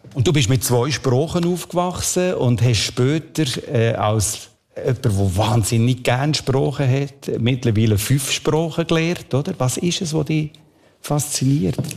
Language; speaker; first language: German; native; German